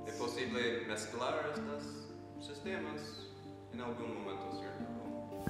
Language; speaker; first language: Spanish; non-native, fluent; English